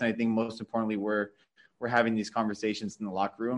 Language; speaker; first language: English; early bilingual, other home language; Spanish